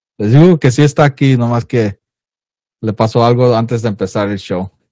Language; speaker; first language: Spanish; early bilingual, heritage; Spanish